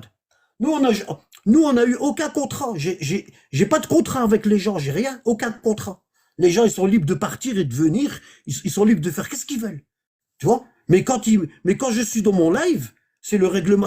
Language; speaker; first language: French; native; French